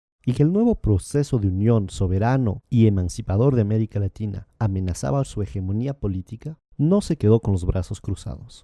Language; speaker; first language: Spanish; native; Spanish